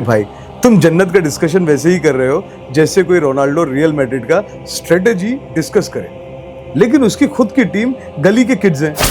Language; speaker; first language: Hindi; native; Hindi